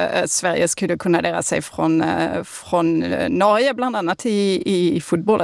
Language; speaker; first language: Swedish; non-native, fluent; French